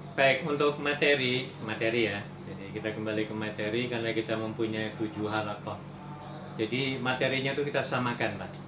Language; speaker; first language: Indonesian; native; Indonesian